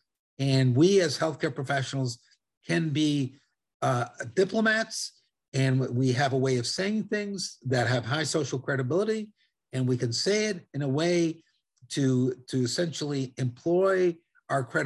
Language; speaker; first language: English; non-native, fluent; Italian